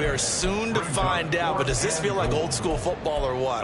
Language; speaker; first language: English; native; English